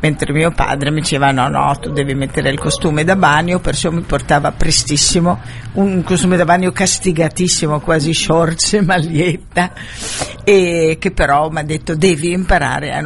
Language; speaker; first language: Italian; non-native, fluent; Arabic